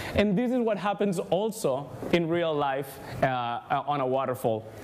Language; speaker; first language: English; non-native, fluent; Spanish